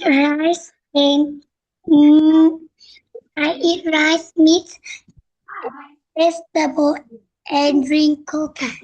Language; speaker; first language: English; non-native, learner; Vietnamese